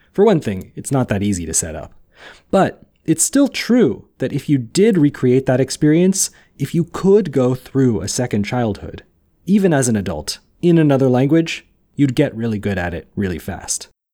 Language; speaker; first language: English; native; English